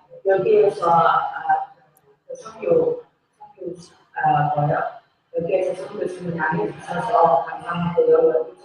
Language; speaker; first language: Korean; non-native, learner; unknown